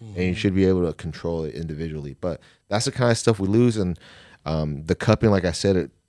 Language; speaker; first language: English; native; English